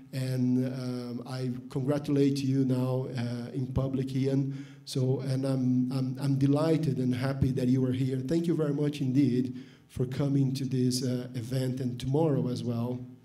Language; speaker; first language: English; non-native, fluent; Portuguese